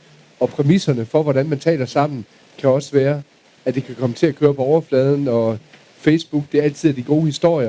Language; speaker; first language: Danish; native; Danish